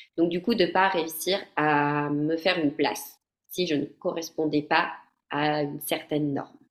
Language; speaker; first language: French; non-native, fluent; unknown